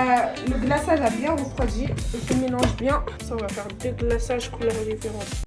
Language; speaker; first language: French; native; French